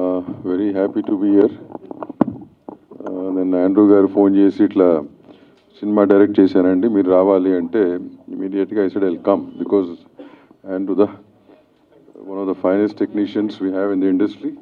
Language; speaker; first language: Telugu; native; Telugu